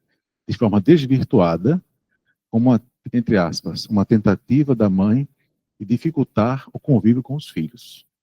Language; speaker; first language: Portuguese; native; Portuguese